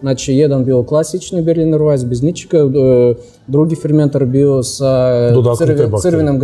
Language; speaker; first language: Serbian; non-native, fluent; Russian